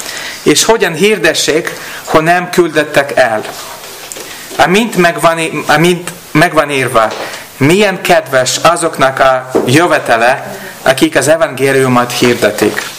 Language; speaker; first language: Hungarian; non-native, learner; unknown